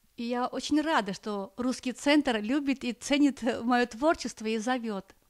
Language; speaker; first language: Russian; non-native, local second language; Armenian